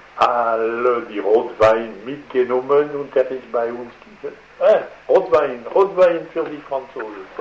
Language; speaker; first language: German; non-native, learner; French